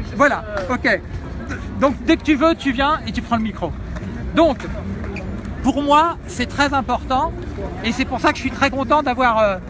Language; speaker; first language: French; native; French